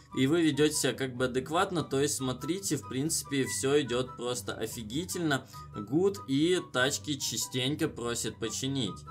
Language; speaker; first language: Russian; native; Russian